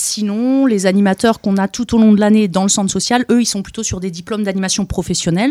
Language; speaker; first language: French; native; French